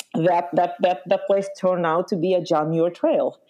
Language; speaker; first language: English; early bilingual, other home language; Lithuanian